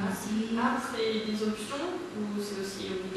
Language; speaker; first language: French; native; French